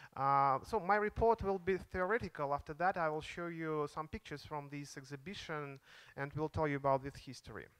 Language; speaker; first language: English; non-native, fluent; Belarusian